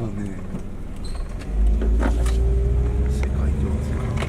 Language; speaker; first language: Japanese; native; Japanese